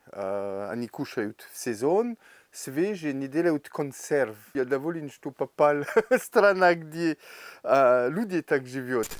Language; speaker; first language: Russian; non-native, learner; French